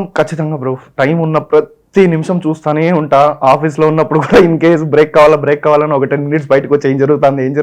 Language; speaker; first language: Telugu; non-native, local second language; Tamil